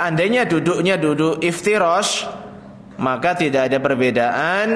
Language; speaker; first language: Indonesian; native; Indonesian